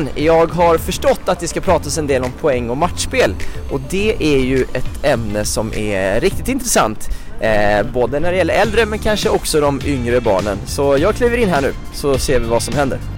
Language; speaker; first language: Swedish; native; Swedish